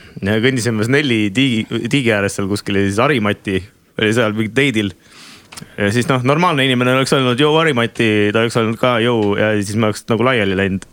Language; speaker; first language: Estonian; non-native, local second language; Russian